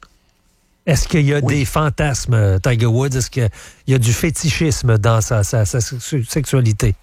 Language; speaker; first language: French; native; French